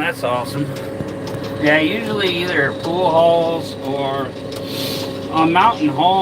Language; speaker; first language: English; native; English